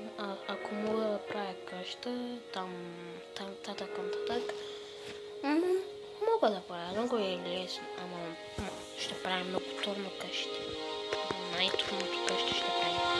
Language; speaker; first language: Bulgarian; non-native, local second language; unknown